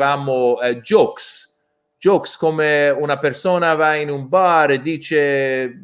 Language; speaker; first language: Italian; non-native, learner; English